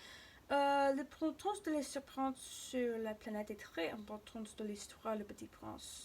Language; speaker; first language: French; non-native, learner; English